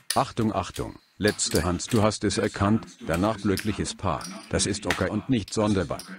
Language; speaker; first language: German; native; German